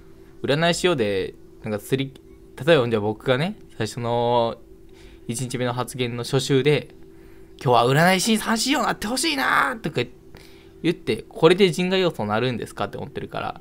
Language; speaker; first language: Japanese; native; Japanese